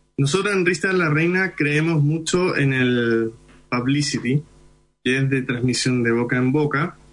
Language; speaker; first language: Spanish; early bilingual, other home language; Hindi